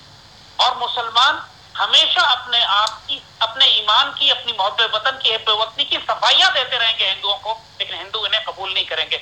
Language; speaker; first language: Urdu; native; Urdu